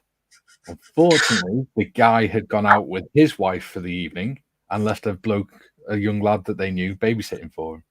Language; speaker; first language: English; native; English